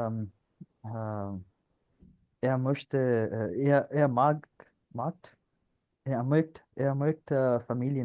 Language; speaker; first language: German; non-native, learner; Punjabi